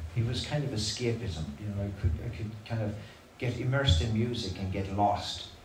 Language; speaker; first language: English; native; English